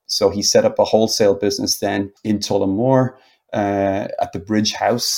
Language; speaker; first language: English; native; English